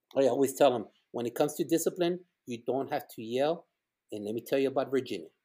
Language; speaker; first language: English; early bilingual, other home language; Spanish